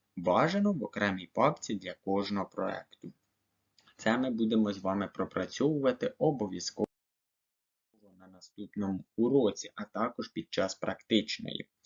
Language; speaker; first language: Ukrainian; native; Ukrainian